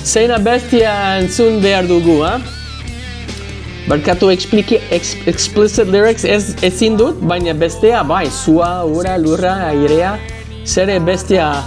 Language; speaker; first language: Basque; non-native, learner; English